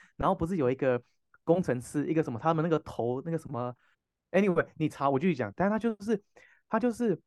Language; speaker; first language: Chinese; non-native, fluent; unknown